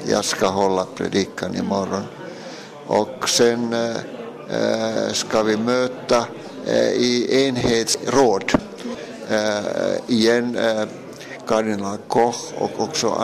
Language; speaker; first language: Swedish; non-native, local second language; Finnish